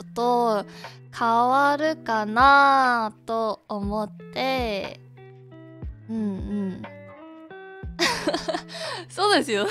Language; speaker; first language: Japanese; non-native, learner; Korean